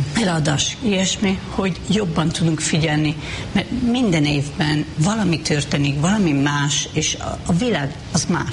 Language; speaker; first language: Hungarian; non-native, fluent; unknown